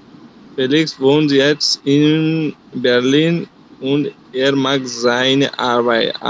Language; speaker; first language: German; non-native, learner; Bangla